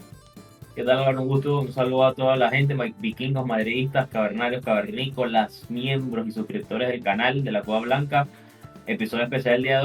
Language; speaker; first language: Spanish; native; Spanish